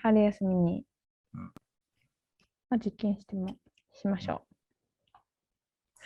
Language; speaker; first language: Japanese; native; Japanese